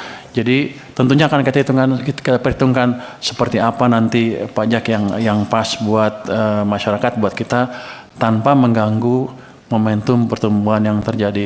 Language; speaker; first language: Indonesian; native; Indonesian